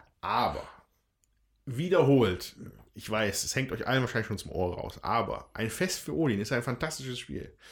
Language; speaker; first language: German; native; German